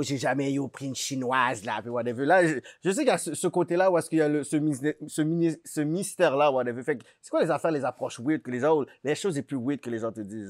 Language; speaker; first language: French; native; French